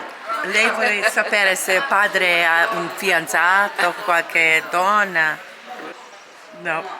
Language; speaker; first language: Italian; non-native, learner; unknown